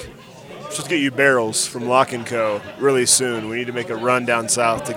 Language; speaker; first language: English; native; English